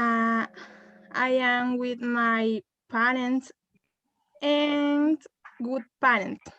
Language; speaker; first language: English; non-native, learner; Spanish